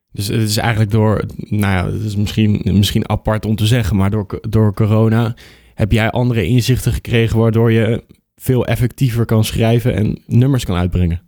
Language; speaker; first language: Dutch; native; Dutch